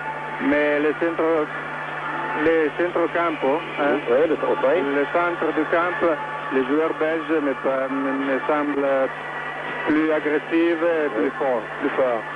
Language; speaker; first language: French; non-native, learner; Italian